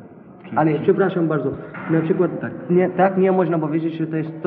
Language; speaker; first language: Polish; non-native, fluent; Arabic